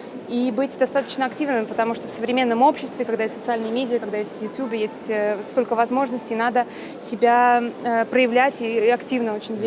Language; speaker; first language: Russian; native; Russian